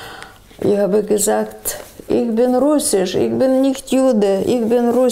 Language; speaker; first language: German; non-native, learner; Russian